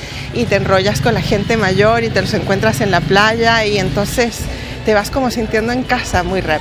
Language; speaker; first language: Spanish; non-native, fluent; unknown